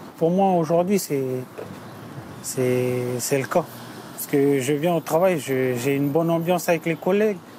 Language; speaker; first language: French; native; French